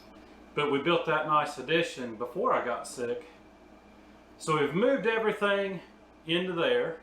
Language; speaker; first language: English; native; English